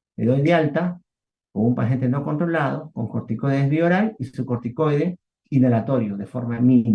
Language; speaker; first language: Spanish; native; Spanish